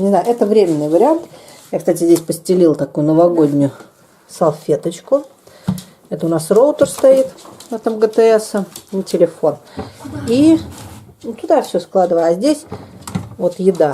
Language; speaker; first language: Russian; native; Russian